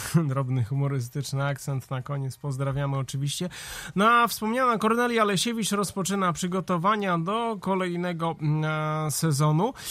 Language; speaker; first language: Polish; native; Polish